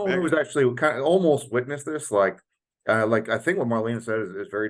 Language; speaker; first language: English; native; English